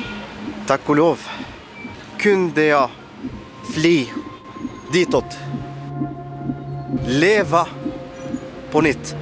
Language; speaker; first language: Swedish; non-native, fluent; Arabic